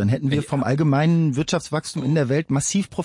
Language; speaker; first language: German; native; German